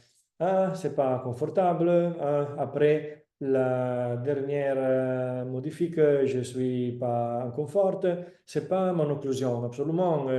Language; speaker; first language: French; non-native, fluent; Italian